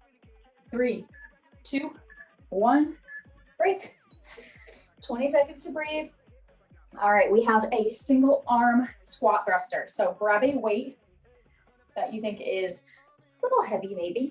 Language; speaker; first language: English; native; English